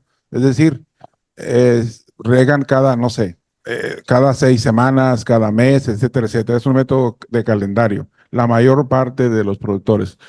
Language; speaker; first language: Spanish; native; Spanish